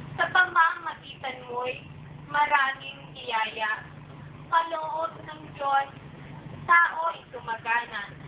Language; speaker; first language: Filipino; native; Filipino